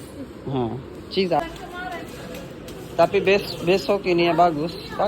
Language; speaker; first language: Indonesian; non-native, learner; Urdu